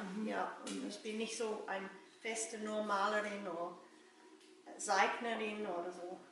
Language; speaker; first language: German; non-native, learner; English